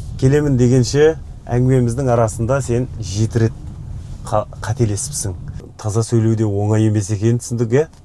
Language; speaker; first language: Kazakh; native; Kazakh